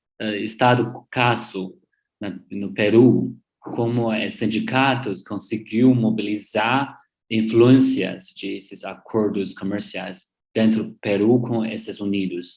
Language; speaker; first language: Portuguese; non-native, learner; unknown